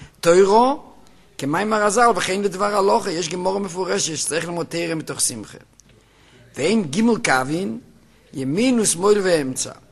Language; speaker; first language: Hebrew; native; Hebrew